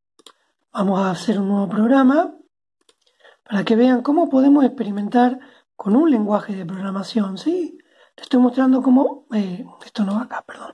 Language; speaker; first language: Spanish; native; Spanish